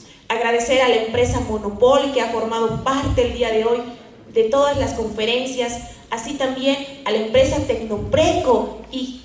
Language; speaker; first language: Spanish; native; Spanish